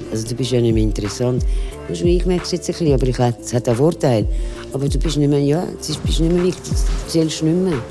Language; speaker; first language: German; native; German